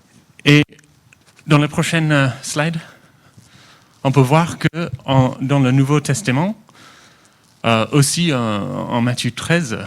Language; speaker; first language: French; non-native, fluent; English